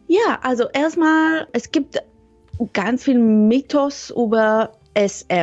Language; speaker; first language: German; non-native, fluent; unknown